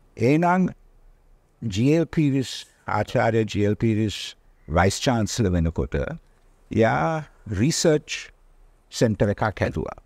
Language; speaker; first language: Sinhala; non-native, local second language; Tamil